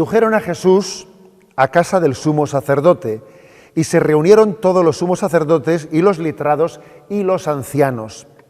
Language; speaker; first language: Spanish; native; Spanish